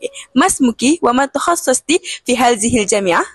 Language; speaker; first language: Arabic; non-native, learner; Malay